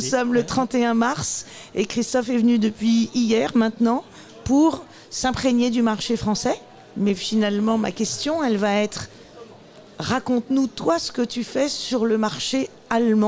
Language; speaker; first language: French; native; French